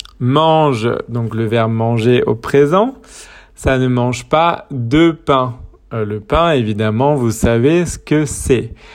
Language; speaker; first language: French; native; French